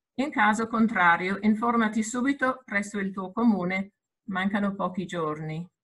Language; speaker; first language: Italian; non-native, fluent; English